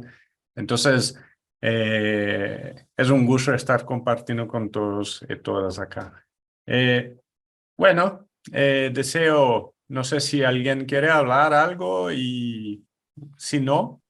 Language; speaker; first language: Spanish; non-native, fluent; Portuguese